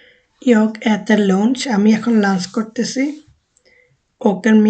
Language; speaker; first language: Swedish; non-native, fluent; Bangla